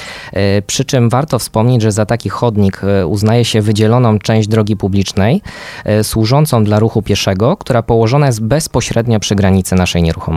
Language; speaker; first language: Polish; native; Polish